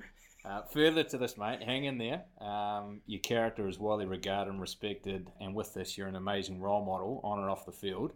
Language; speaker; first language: English; native; English